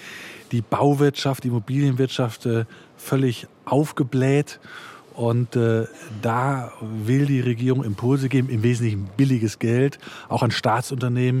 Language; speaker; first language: German; native; German